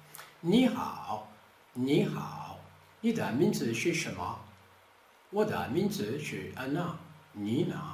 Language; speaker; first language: Chinese; non-native, fluent; Portuguese